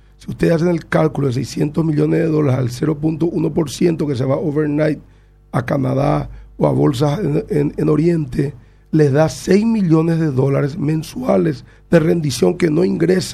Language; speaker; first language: Spanish; native; Spanish